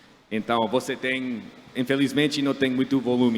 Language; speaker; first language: Portuguese; non-native, fluent; English